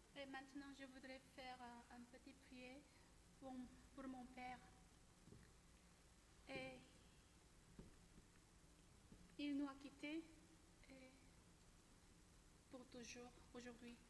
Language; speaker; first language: French; non-native, learner; Korean